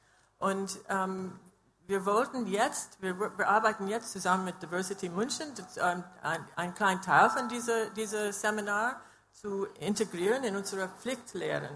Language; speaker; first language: German; non-native, fluent; English